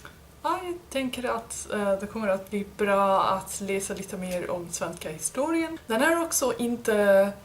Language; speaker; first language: Swedish; non-native, learner; English